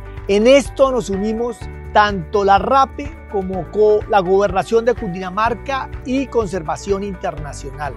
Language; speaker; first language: Spanish; native; Spanish